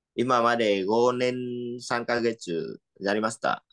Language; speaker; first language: Japanese; non-native, learner; Vietnamese